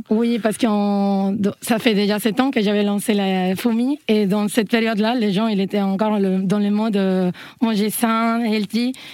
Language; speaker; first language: French; non-native, fluent; Spanish